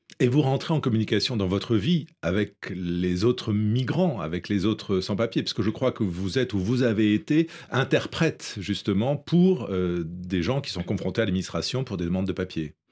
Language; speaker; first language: French; native; French